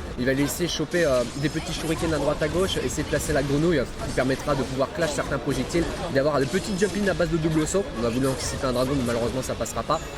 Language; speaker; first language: French; native; French